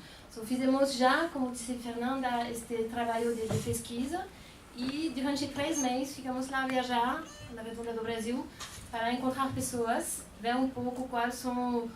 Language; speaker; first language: Portuguese; non-native, fluent; French